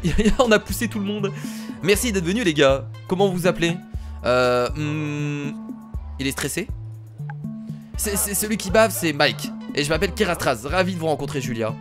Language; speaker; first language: French; native; French